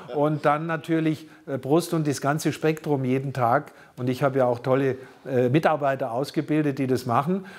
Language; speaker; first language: German; native; German